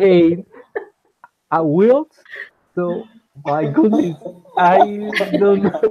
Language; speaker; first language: English; non-native, learner; Spanish